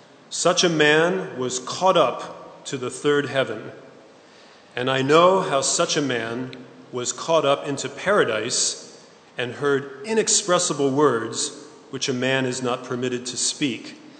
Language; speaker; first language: English; native; English